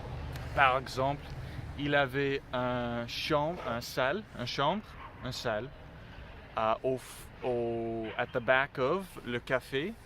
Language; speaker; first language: French; non-native, learner; English